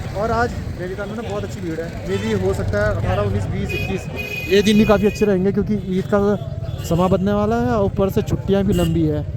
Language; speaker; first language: Hindi; native; Hindi